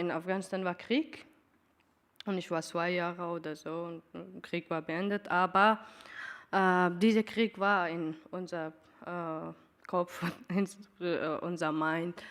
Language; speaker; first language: German; non-native, learner; Persian